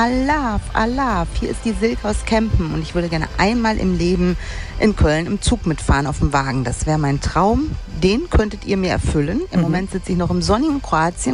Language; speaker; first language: German; native; German